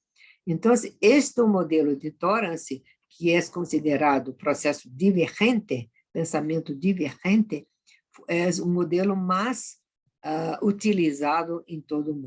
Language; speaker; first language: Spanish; non-native, fluent; Portuguese